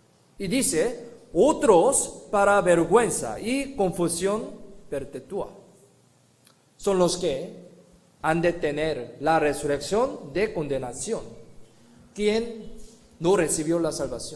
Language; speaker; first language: Spanish; non-native, fluent; Korean